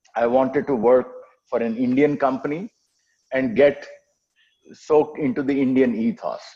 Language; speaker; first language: English; non-native, local second language; Telugu